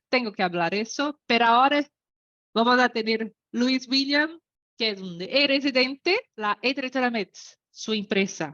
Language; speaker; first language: Spanish; non-native, learner; Portuguese